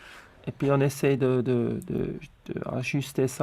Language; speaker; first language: French; non-native, local second language; Swiss German